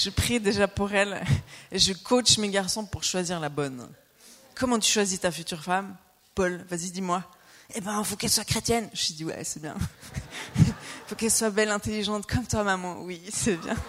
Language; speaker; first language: French; native; French